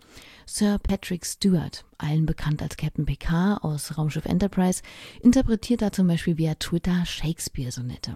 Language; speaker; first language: German; native; German